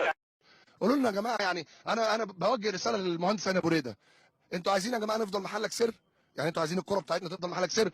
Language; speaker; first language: Arabic; native; Arabic